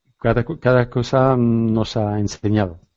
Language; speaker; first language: Spanish; non-native, learner; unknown